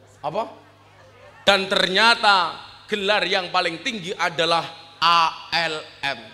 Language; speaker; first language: Indonesian; native; Indonesian